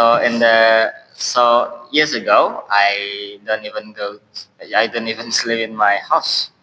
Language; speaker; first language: English; non-native, learner; Indonesian